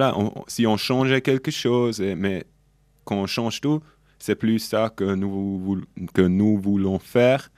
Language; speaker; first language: French; non-native, local second language; German